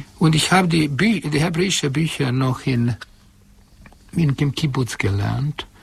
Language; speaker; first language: German; non-native, fluent; Hungarian